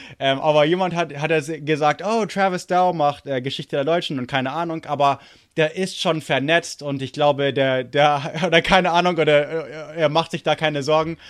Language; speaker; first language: German; non-native, fluent; English